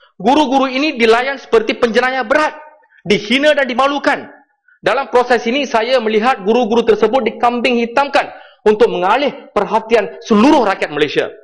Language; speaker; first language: Malay; non-native, local second language; Tamil